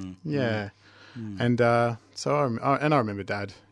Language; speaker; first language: English; native; English